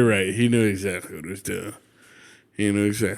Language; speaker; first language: English; native; English